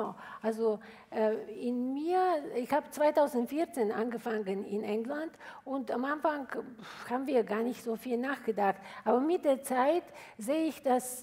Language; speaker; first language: German; non-native, fluent; Bulgarian